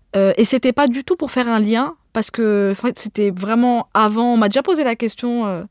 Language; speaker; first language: French; early bilingual, other home language; Arabic